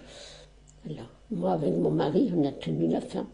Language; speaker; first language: French; non-native, local second language; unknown